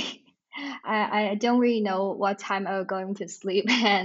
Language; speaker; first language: English; non-native, local second language; Cantonese